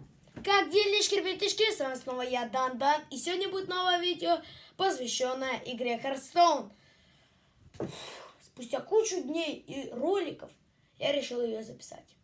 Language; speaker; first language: Russian; native; Russian